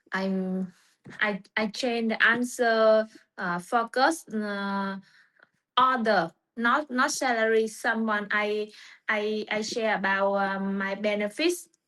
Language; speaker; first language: English; non-native, learner; Vietnamese